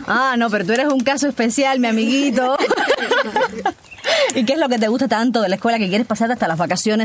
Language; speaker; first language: Spanish; native; Spanish